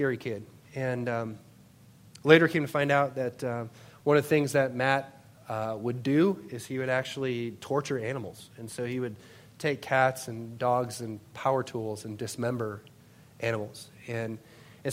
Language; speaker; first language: English; native; English